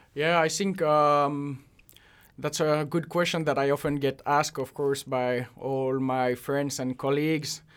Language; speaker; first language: English; non-native, fluent; French